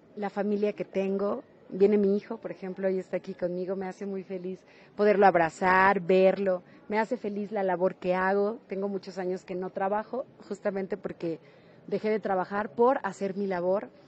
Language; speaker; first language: Spanish; native; Spanish